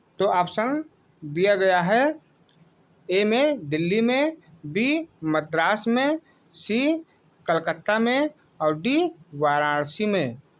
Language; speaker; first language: Hindi; native; Hindi